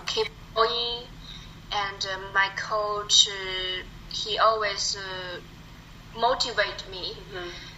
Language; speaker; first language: English; non-native, learner; Chinese